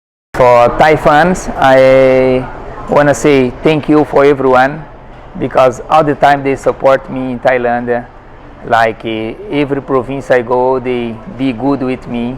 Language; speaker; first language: English; non-native, learner; Portuguese